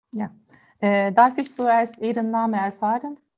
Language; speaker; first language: German; non-native, learner; Turkish